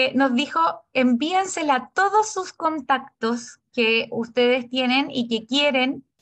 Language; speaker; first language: Spanish; native; Spanish